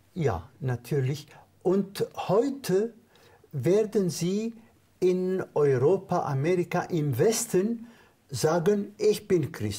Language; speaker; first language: German; non-native, fluent; Arabic